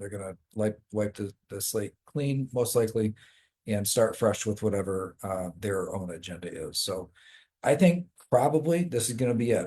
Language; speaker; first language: English; native; English